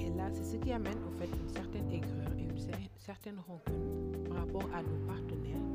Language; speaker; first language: French; non-native, local second language; Wolof